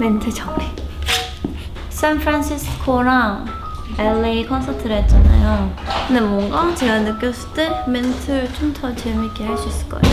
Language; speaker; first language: Korean; non-native, fluent; Thai